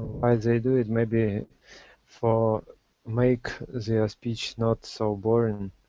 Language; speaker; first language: English; non-native, learner; Russian